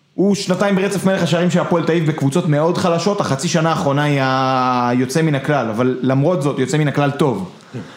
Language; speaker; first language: Hebrew; native; Hebrew